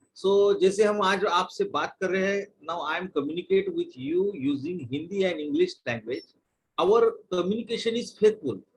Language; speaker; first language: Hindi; non-native, local second language; Marathi